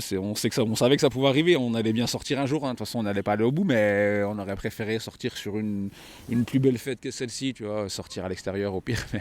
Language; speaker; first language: French; native; French